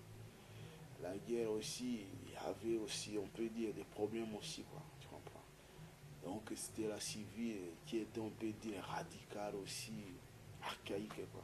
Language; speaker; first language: French; non-native, fluent; Kinyarwanda